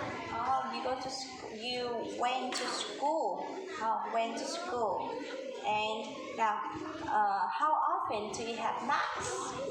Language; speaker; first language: English; non-native, fluent; Vietnamese